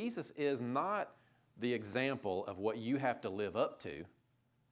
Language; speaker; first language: English; native; English